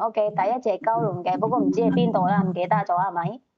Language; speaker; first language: Cantonese; native; Cantonese